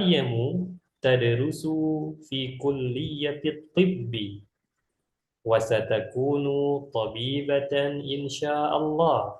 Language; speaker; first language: Arabic; non-native, fluent; Indonesian